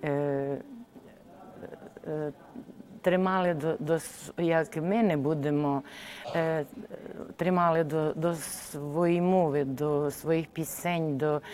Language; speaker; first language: Ukrainian; early bilingual, heritage; Ukrainian